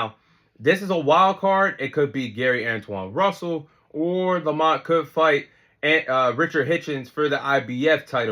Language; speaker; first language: English; native; English